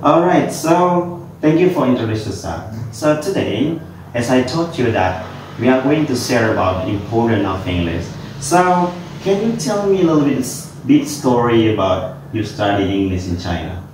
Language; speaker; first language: English; non-native, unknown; Indonesian